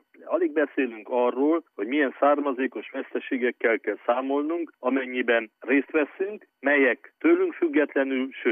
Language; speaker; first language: Hungarian; native; Hungarian